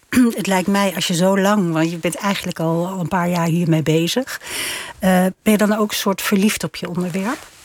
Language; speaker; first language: Dutch; native; Dutch